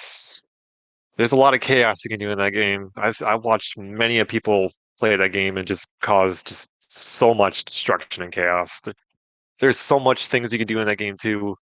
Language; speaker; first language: English; native; English